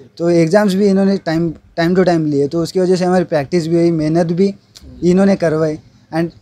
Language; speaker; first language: Hindi; non-native, local second language; Marathi